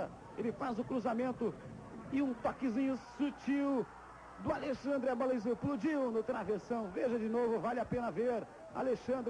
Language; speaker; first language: Portuguese; native; Portuguese